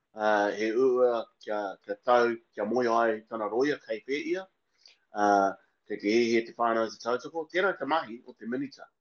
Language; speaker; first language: Māori; non-native, local second language; English